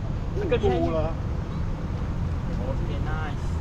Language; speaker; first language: English; non-native, local second language; Malay